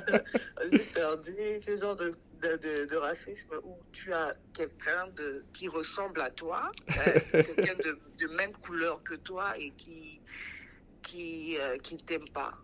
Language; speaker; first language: French; non-native, local second language; Sango